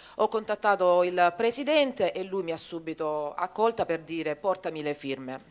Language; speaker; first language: Italian; native; Italian